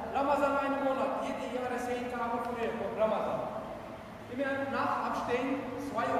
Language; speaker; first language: German; non-native, learner; Turkish